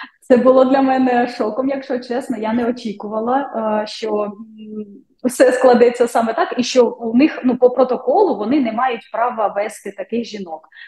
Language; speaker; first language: Ukrainian; native; Ukrainian